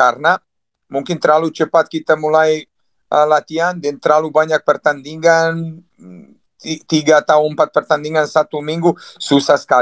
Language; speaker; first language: Indonesian; non-native, fluent; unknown